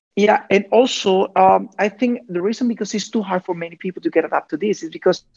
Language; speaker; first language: English; non-native, fluent; Spanish